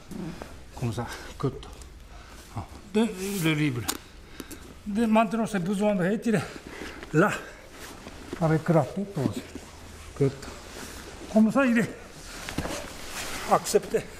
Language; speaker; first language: French; non-native, learner; Japanese